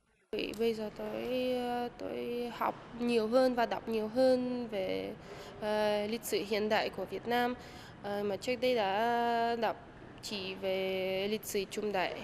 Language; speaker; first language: Vietnamese; non-native, fluent; Russian